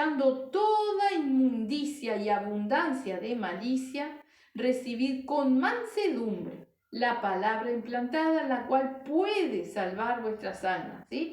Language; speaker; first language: Spanish; native; Spanish